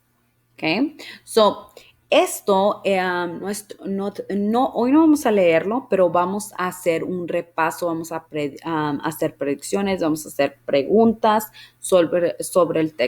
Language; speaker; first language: Spanish; early bilingual, heritage; Spanish